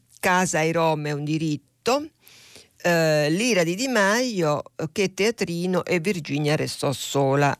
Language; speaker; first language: Italian; native; Italian